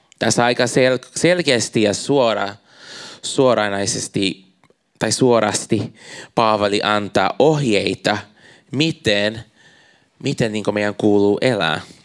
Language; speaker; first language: Finnish; non-native, fluent; Portuguese